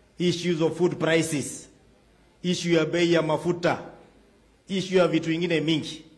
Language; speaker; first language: Swahili; non-native, local second language; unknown